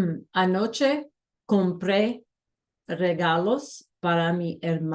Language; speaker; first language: Spanish; non-native, fluent; English